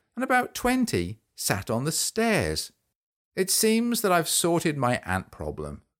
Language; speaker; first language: English; native; English